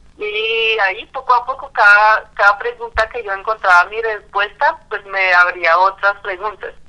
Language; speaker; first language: Spanish; non-native, fluent; French